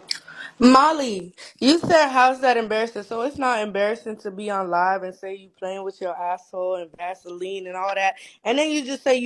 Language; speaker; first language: English; native; English